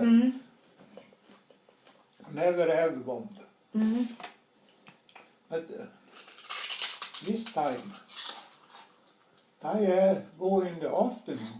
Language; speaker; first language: English; non-native, learner; Swedish